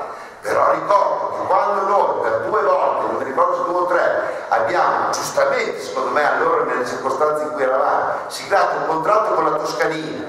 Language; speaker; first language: Italian; native; Italian